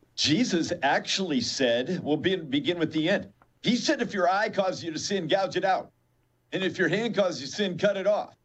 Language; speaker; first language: English; native; English